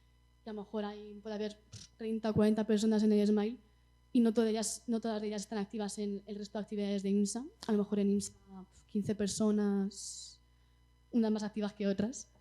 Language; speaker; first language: Spanish; native; Spanish